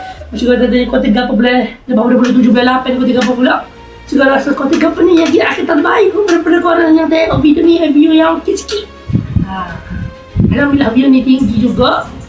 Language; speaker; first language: Malay; native; Malay